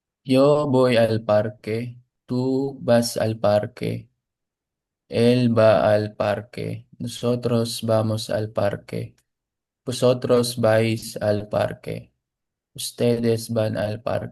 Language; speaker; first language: Spanish; non-native, learner; Filipino